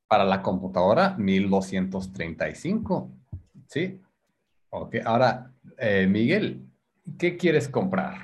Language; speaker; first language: Spanish; non-native, fluent; English